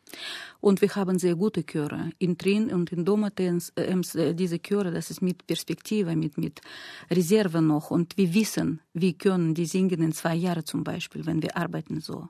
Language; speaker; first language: German; non-native, learner; Russian